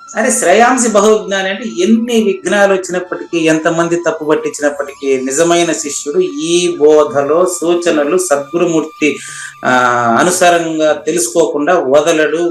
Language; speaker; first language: Telugu; non-native, local second language; Tamil